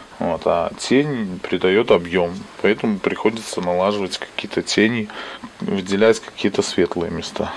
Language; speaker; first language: Russian; native; Russian